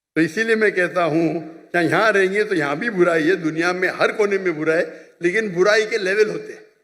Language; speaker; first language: Urdu; non-native, local second language; Konkani